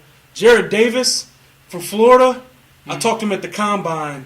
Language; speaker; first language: English; native; English